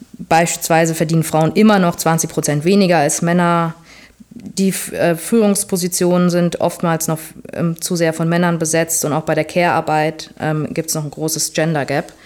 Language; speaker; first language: German; native; German